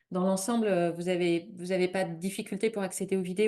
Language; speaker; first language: French; native; French